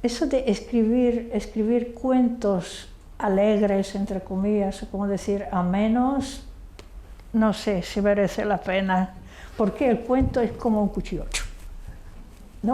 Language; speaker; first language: Spanish; non-native, fluent; Hungarian